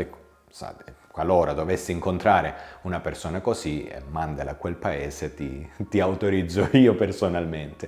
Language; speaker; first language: Italian; native; Italian